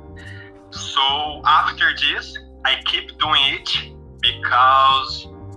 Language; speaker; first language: English; non-native, learner; Portuguese